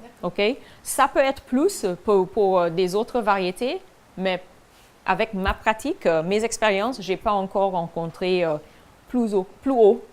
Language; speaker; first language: French; non-native, fluent; English